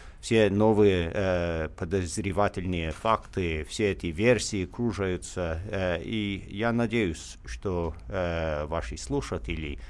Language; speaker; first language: Russian; non-native, fluent; English